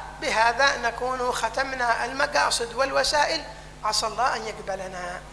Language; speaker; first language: Arabic; native; Arabic